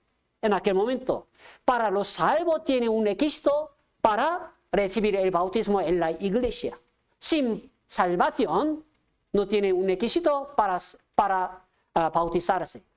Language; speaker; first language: Spanish; non-native, fluent; Korean